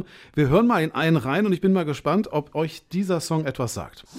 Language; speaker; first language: German; native; German